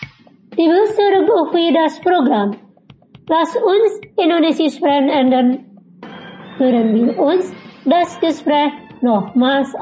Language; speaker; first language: German; non-native, learner; Indonesian